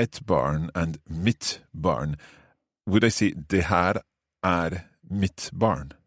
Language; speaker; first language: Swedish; non-native, learner; English